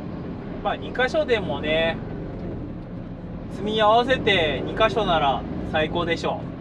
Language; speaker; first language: Japanese; native; Japanese